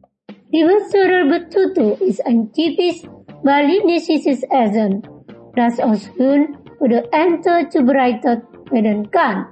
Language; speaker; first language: German; non-native, fluent; Indonesian